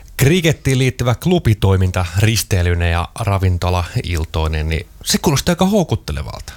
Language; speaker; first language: Finnish; native; Finnish